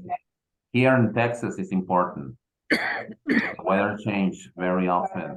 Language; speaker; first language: English; non-native, fluent; Spanish